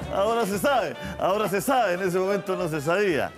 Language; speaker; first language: Spanish; native; Spanish